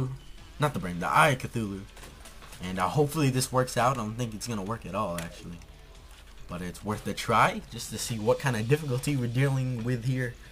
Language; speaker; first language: English; native; English